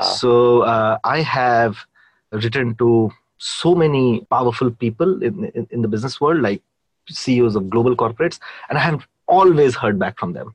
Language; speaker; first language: English; non-native, local second language; Hindi